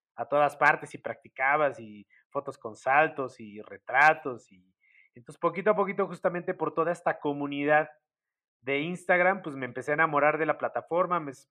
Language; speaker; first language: Spanish; native; Spanish